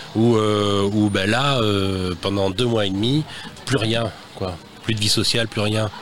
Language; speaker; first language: French; native; French